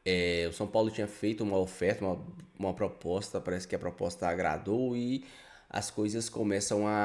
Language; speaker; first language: Portuguese; native; Portuguese